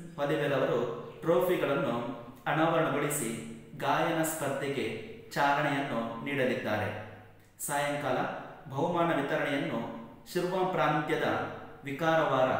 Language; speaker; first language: Kannada; non-native, local second language; Konkani